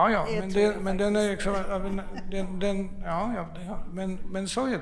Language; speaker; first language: Swedish; non-native, fluent; Polish